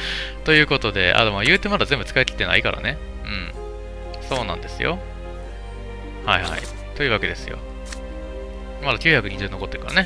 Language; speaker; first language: Japanese; native; Japanese